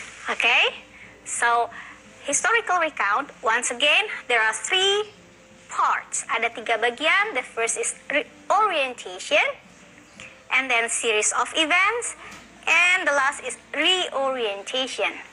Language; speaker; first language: English; non-native, fluent; Indonesian